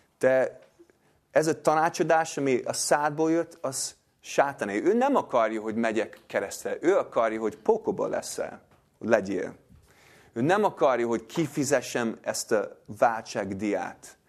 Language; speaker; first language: Hungarian; non-native, fluent; English